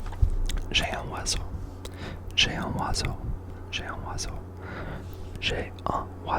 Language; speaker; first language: French; non-native, learner; English